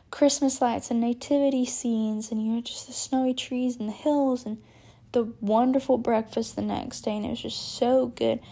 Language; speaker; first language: English; native; English